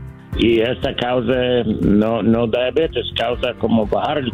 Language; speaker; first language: Spanish; non-native, learner; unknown